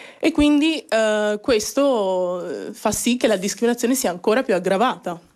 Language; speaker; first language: Italian; early bilingual, other home language; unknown